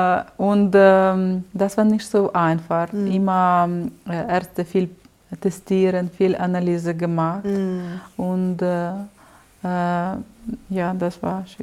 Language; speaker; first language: German; non-native, learner; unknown